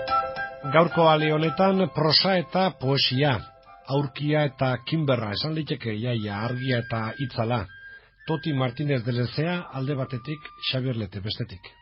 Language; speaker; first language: Basque; native; Basque